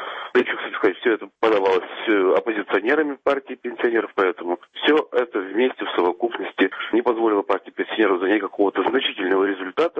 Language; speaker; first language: Russian; native; Russian